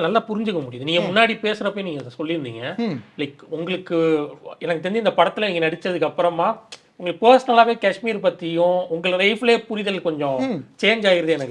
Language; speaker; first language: Tamil; native; Tamil